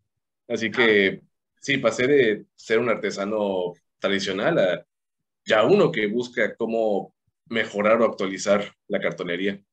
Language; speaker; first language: Spanish; native; Spanish